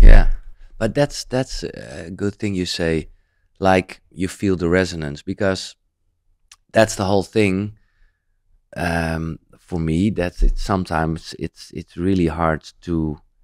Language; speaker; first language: English; non-native, fluent; Dutch